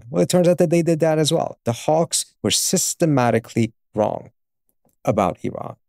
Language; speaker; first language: English; early bilingual, other home language; Swedish